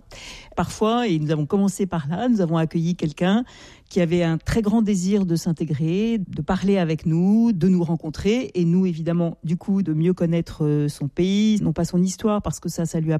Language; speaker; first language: French; native; French